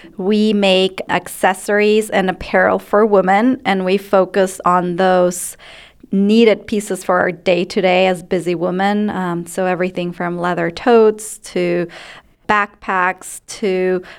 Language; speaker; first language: English; non-native, fluent; Spanish